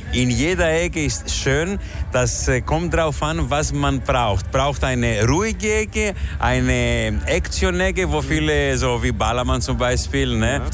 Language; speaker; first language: German; non-native, fluent; Greek